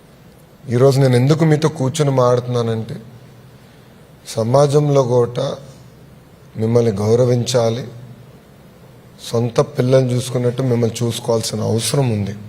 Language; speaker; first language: Telugu; native; Telugu